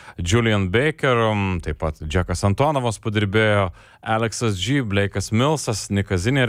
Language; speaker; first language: Lithuanian; native; Lithuanian